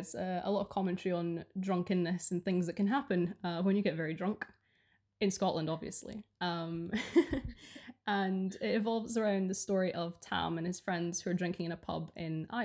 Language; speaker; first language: English; early bilingual, other home language; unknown